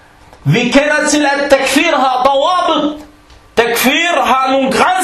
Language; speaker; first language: Danish; non-native, fluent; Arabic